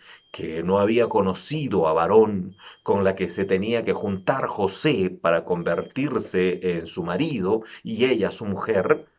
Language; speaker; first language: Spanish; native; Spanish